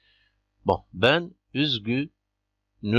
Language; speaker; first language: Turkish; non-native, fluent; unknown